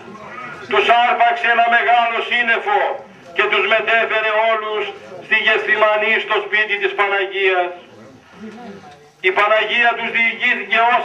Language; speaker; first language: Greek; native; Greek